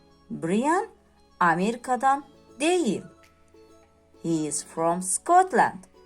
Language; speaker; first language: English; non-native, fluent; Azerbaijani